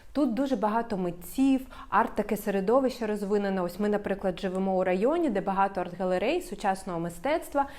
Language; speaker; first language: Ukrainian; native; Ukrainian